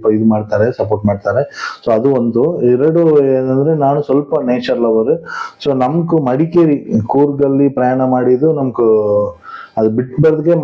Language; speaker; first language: Kannada; non-native, local second language; Tamil